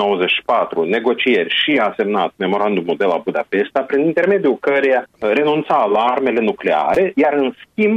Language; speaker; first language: Romanian; native; Romanian